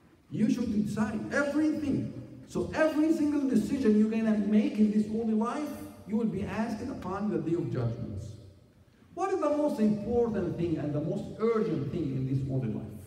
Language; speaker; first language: English; non-native, fluent; Arabic